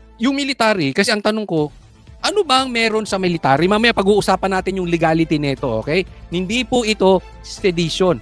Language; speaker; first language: Filipino; native; Filipino